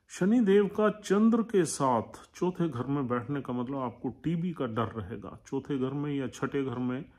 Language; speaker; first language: Hindi; native; Hindi